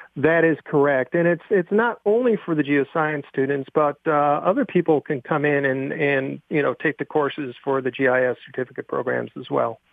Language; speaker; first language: English; native; English